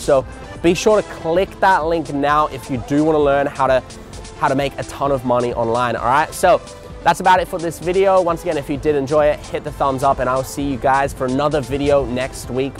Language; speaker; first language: English; native; English